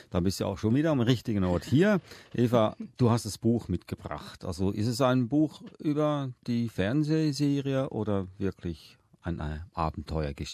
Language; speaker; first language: German; native; German